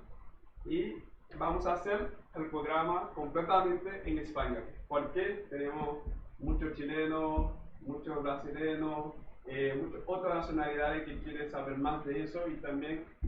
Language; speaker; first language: Spanish; non-native, fluent; Haitian Creole